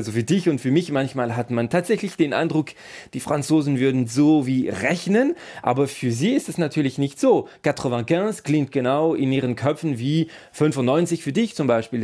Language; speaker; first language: German; non-native, local second language; French